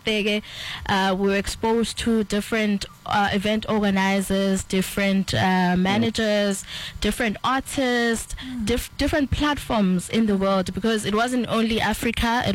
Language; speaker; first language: English; non-native, local second language; Zulu